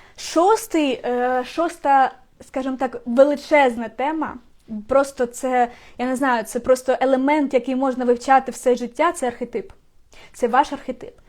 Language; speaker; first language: Ukrainian; non-native, local second language; Russian